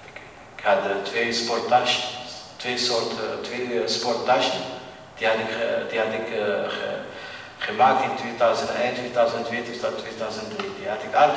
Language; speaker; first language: Dutch; non-native, learner; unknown